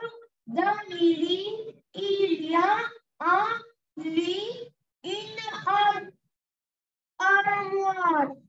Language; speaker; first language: French; non-native, learner; Arabic